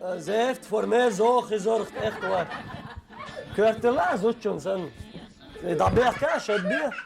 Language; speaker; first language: Dutch; non-native, learner; Chechen